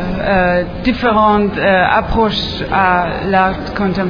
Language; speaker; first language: French; non-native, learner; German